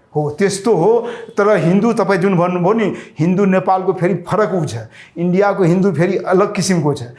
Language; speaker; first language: Nepali; non-native, local second language; Rana Tharu